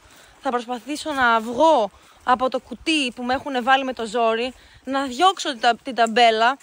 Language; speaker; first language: Greek; native; Greek